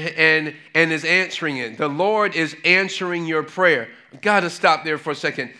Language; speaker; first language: English; native; English